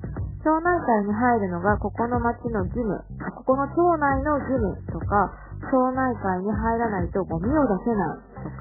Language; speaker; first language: Japanese; native; Japanese